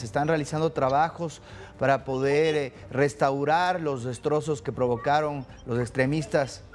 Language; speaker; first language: Spanish; native; Spanish